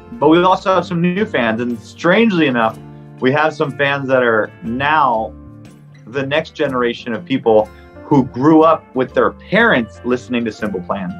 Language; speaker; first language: English; non-native, local second language; French